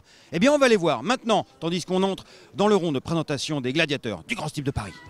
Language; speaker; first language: French; native; French